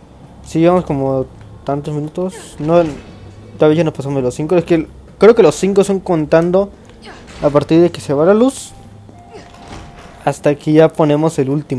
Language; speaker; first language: Spanish; native; Spanish